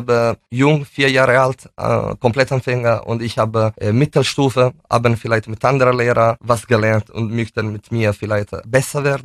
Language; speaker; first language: German; non-native, fluent; Italian